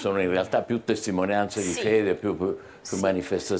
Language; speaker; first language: Italian; native; Italian